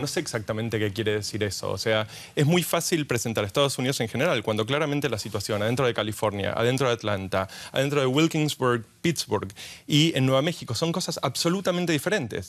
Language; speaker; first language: Spanish; native; Spanish